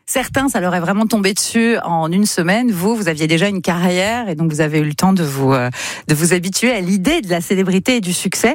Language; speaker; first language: French; native; French